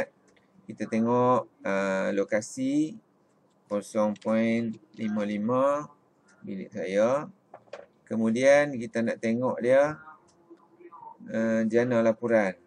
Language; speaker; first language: Malay; native; Malay